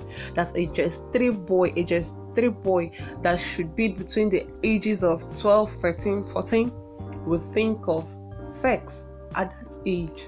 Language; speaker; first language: English; non-native, local second language; Igbo